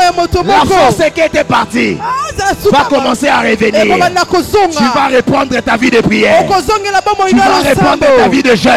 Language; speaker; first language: French; non-native, local second language; Lingala